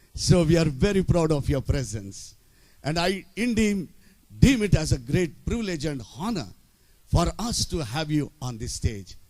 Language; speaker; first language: English; non-native, local second language; Telugu